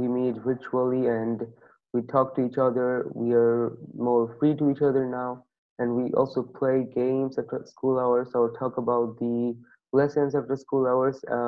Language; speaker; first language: English; non-native, local second language; Bangla